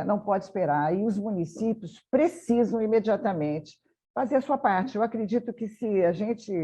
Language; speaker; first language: Portuguese; native; Portuguese